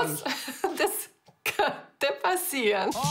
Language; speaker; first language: German; non-native, fluent; Hungarian